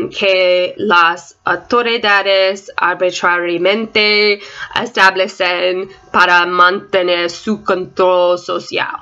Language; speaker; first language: Spanish; non-native, learner; English